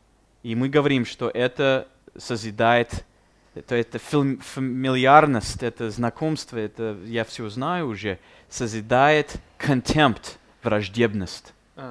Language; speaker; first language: Russian; non-native, fluent; English